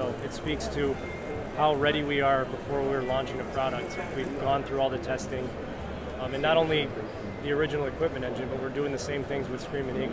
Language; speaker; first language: English; native; English